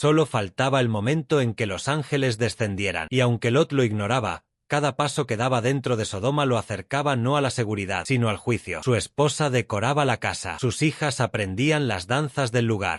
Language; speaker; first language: Spanish; native; Spanish